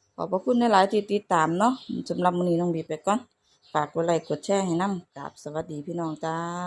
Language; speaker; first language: Thai; native; Thai